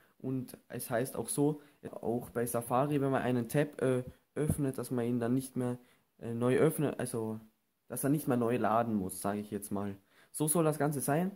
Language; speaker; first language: German; native; German